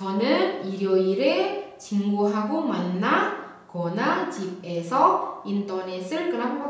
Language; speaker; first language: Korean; non-native, fluent; Indonesian